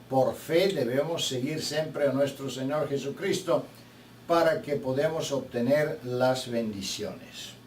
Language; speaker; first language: Spanish; non-native, fluent; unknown